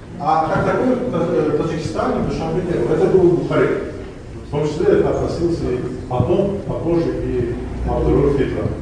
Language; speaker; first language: Russian; non-native, local second language; Tajik